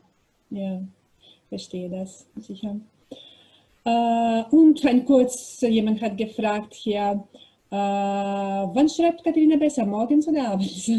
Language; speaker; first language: German; non-native, learner; Macedonian